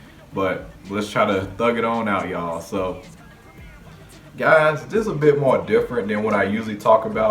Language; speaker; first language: English; native; English